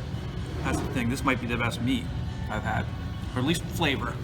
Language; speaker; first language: English; native; English